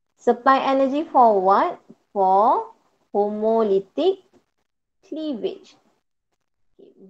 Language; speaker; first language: English; non-native, local second language; Malay